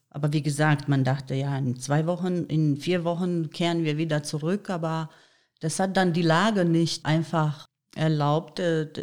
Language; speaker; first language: German; non-native, fluent; Bosnian